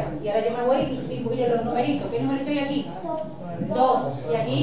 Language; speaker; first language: Spanish; native; Spanish